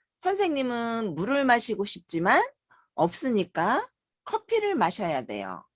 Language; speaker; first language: Korean; native; Korean